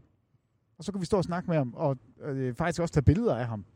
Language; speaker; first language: Danish; native; Danish